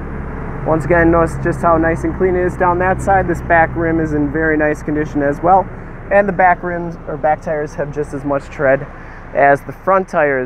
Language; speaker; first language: English; native; English